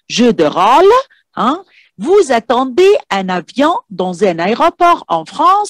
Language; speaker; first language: French; non-native, fluent; Arabic